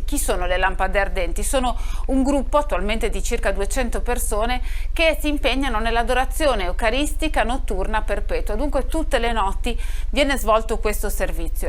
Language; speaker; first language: Italian; native; Italian